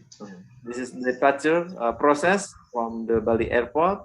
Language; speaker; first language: English; non-native, learner; Indonesian